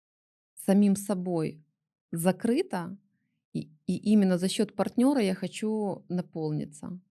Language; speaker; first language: Russian; native; Russian